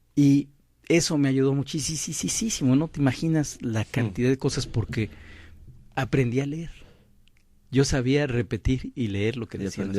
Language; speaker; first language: Spanish; native; Spanish